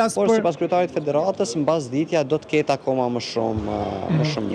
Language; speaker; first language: Albanian; native; Albanian